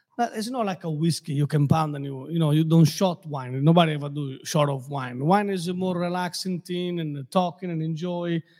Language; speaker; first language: English; non-native, fluent; Italian